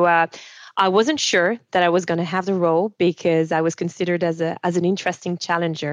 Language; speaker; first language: English; non-native, fluent; French